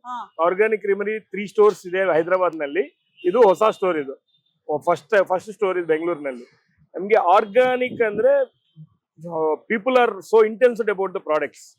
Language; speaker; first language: Kannada; non-native, learner; Telugu